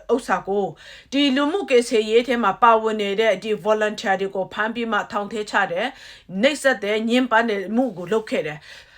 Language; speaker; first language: Burmese; native; Burmese